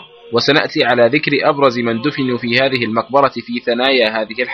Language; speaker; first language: Arabic; native; Arabic